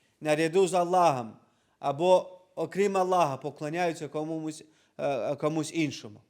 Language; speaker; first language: Ukrainian; non-native, local second language; Crimean Tatar